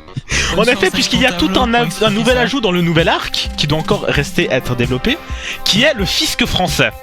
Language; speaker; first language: French; native; French